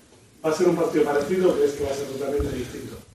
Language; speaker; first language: Spanish; native; Spanish